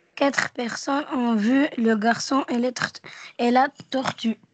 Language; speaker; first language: French; non-native, learner; Arabic